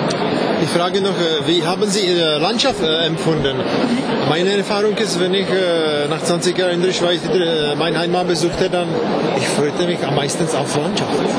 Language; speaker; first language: German; non-native, fluent; Czech